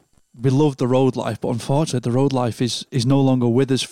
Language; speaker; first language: English; native; English